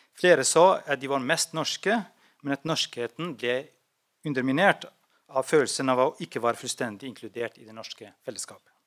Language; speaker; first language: Norwegian; non-native, fluent; Albanian